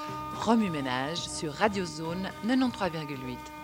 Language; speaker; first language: French; native; French